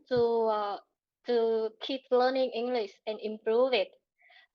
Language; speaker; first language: English; non-native, learner; Vietnamese